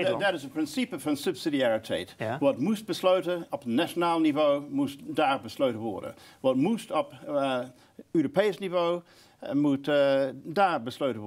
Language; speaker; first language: Dutch; non-native, fluent; English